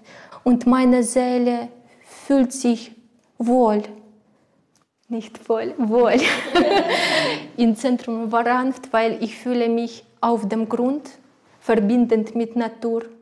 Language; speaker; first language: German; non-native, learner; Ukrainian